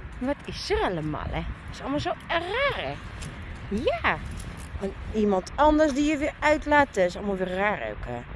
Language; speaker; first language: Dutch; native; Dutch